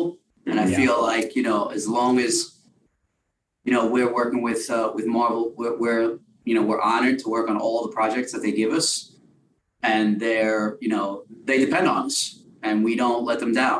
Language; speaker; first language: English; native; English